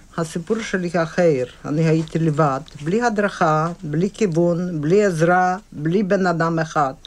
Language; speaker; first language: Hebrew; non-native, fluent; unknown